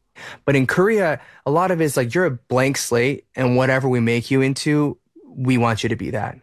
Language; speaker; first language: English; early bilingual, other home language; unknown